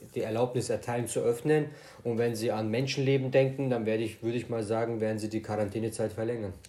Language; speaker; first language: German; native; German